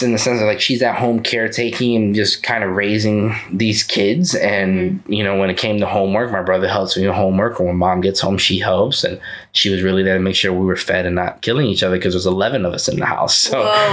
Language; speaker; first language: English; early bilingual, other home language; Spanish